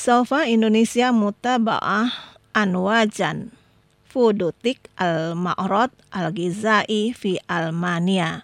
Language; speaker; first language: Arabic; non-native, fluent; Indonesian